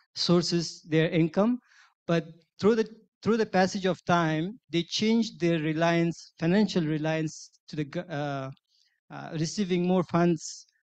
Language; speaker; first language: English; non-native, fluent; Persian